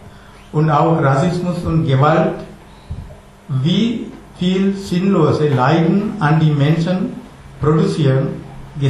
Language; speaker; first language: German; non-native, learner; Sinhala